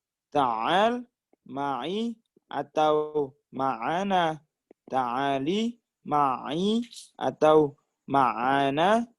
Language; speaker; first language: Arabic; non-native, learner; Indonesian